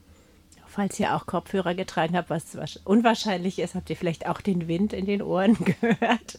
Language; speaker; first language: German; native; German